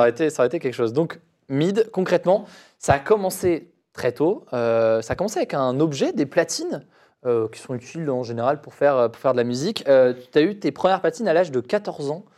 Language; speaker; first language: French; native; French